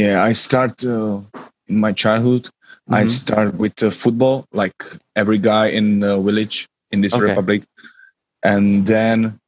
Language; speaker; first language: English; non-native, learner; Czech